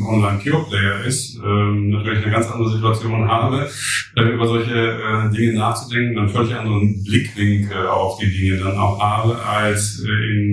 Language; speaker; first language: German; native; German